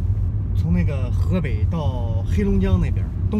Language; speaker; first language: Chinese; native; Chinese